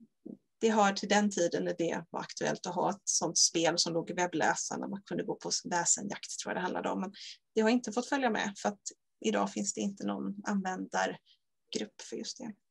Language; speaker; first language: Swedish; native; Swedish